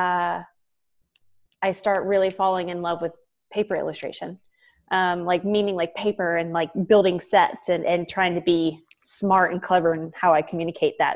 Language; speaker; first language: English; native; English